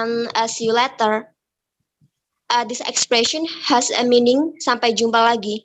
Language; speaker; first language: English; non-native, learner; Indonesian